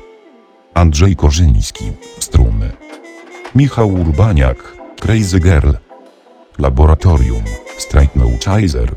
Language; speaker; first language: Polish; native; Polish